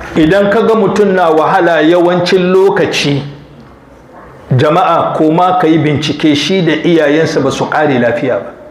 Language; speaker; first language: Hausa; non-native, local second language; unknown